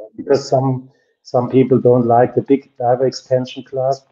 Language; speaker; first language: English; non-native, fluent; German